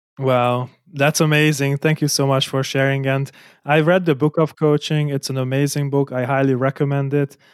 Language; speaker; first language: English; non-native, fluent; Hungarian